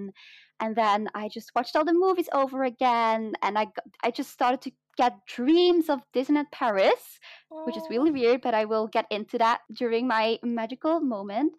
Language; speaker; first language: English; non-native, fluent; Dutch